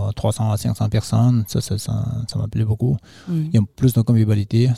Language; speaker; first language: French; non-native, fluent; Nepali